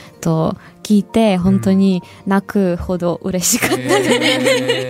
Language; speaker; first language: Japanese; non-native, fluent; Ukrainian